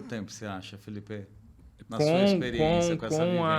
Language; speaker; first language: Portuguese; native; Portuguese